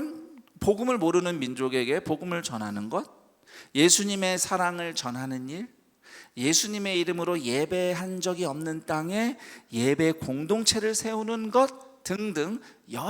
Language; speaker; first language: Korean; native; Korean